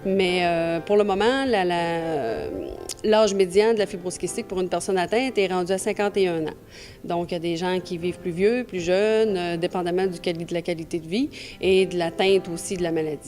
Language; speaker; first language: French; native; French